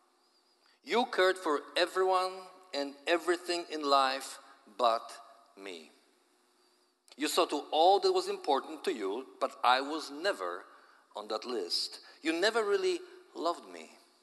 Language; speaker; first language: English; non-native, fluent; Polish